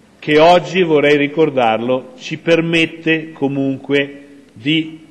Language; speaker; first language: Italian; native; Italian